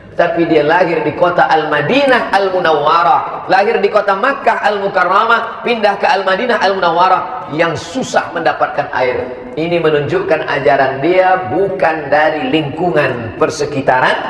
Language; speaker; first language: Malay; non-native, fluent; Indonesian